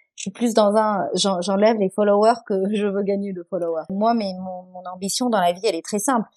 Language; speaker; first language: French; non-native, local second language; Arabic